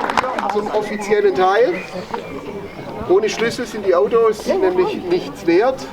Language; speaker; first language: German; native; German